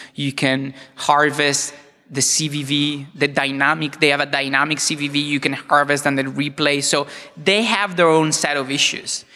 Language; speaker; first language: English; non-native, fluent; Italian